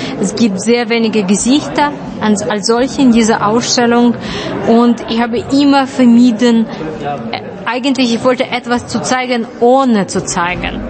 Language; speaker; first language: German; non-native, fluent; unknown